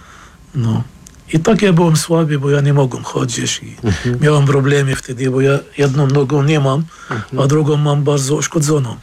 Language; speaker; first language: Polish; non-native, fluent; Arabic